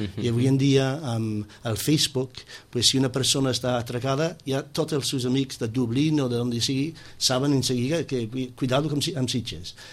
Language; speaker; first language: Catalan; non-native, fluent; English